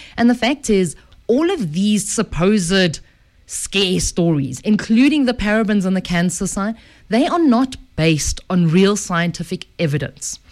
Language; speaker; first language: English; native; English